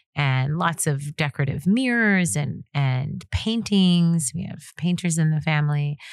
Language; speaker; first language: English; native; English